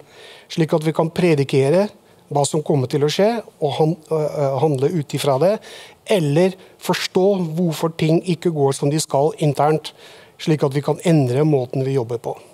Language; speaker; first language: Norwegian; non-native, fluent; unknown